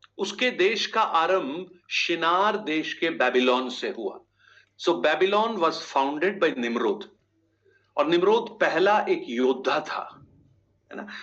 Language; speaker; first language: Hindi; native; Hindi